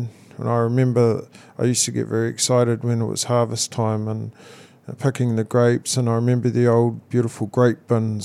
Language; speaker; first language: English; native; English